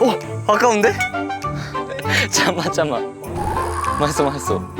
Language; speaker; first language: Korean; non-native, learner; Japanese